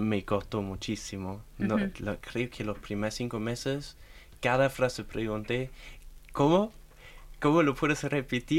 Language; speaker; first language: Spanish; non-native, fluent; German